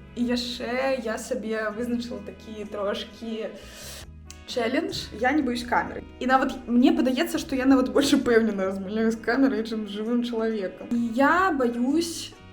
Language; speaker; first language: Belarusian; non-native, local second language; Russian